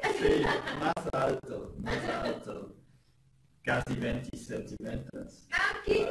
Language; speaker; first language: Spanish; non-native, learner; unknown